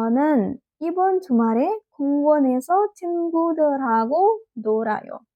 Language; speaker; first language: Korean; non-native, fluent; Indonesian